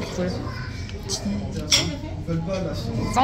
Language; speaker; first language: French; non-native, learner; Korean